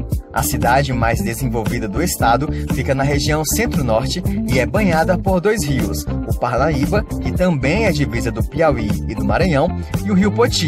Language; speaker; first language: Portuguese; native; Portuguese